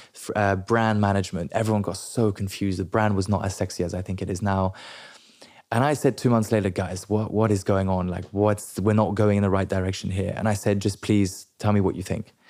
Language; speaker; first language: English; non-native, local second language; French